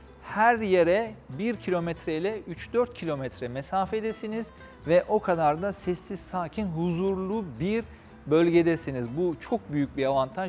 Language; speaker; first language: Turkish; native; Turkish